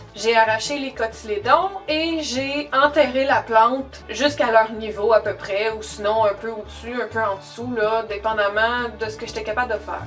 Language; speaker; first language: French; native; French